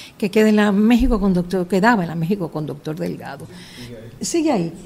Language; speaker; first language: Spanish; native; Spanish